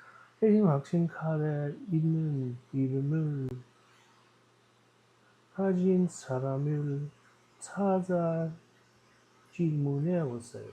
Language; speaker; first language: Korean; non-native, learner; Dutch